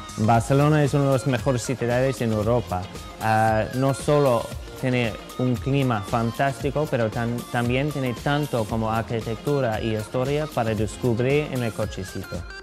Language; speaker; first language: Spanish; non-native, fluent; English